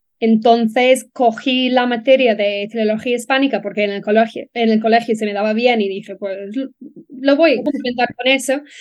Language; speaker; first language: Spanish; non-native, fluent; English